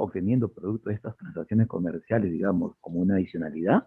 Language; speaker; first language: Spanish; native; Spanish